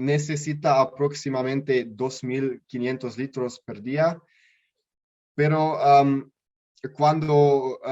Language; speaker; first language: Spanish; non-native, learner; German